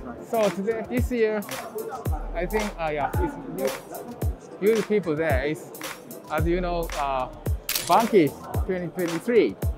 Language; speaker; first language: English; non-native, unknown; Japanese